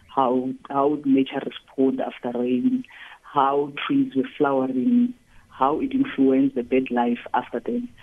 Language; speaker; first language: English; non-native, local second language; Tsonga